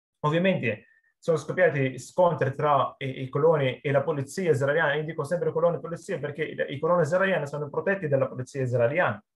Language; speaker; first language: Italian; non-native, fluent; Arabic